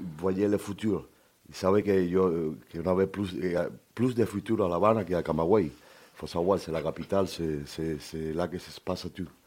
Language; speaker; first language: French; non-native, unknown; Spanish